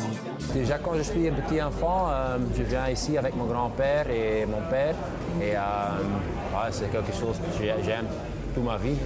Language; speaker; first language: French; non-native, local second language; Dutch